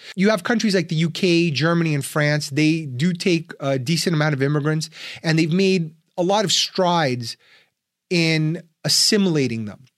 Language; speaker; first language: English; early bilingual, other home language; Russian